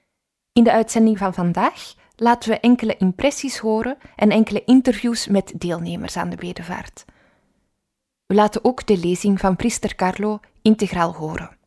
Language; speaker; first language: Dutch; native; Dutch